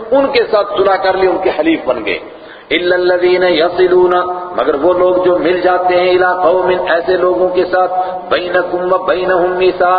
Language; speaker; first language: Urdu; non-native, local second language; Punjabi